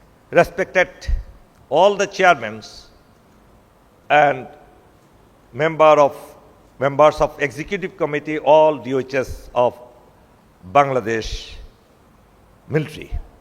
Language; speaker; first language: English; non-native, local second language; Bangla